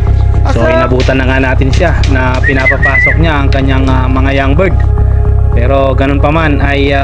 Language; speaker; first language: Filipino; native; Filipino